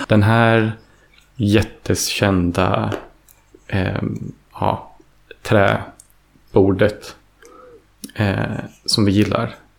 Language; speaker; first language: Swedish; early bilingual, heritage; Swedish